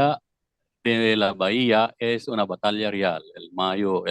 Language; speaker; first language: Spanish; non-native, fluent; Filipino